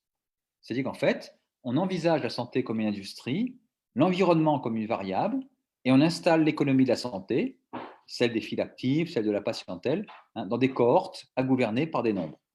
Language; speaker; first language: French; native; French